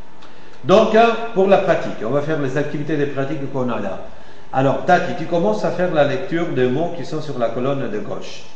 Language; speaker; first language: French; non-native, fluent; Spanish